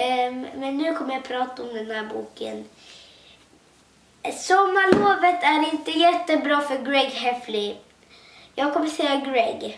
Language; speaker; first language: Swedish; non-native, local second language; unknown